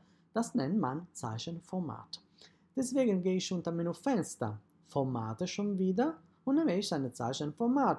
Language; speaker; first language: German; non-native, fluent; Italian